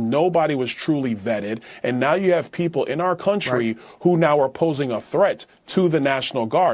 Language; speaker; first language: English; native; English